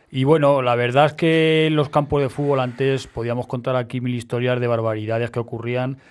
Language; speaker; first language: Spanish; native; Spanish